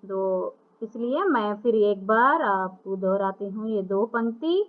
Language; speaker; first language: Hindi; non-native, local second language; Telugu